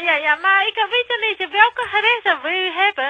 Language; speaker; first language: Dutch; non-native, learner; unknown